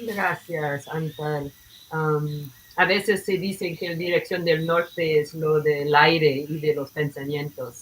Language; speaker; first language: Spanish; non-native, fluent; English